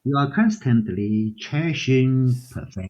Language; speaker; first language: English; non-native, learner; Chinese